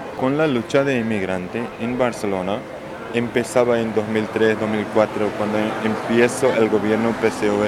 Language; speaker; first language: Spanish; non-native, learner; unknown